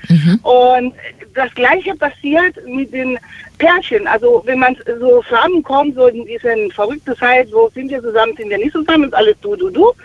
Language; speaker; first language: German; non-native, fluent; Spanish